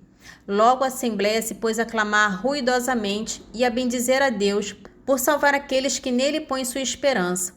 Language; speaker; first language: Portuguese; native; Portuguese